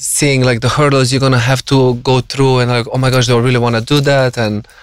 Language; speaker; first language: English; non-native, fluent; Slovenian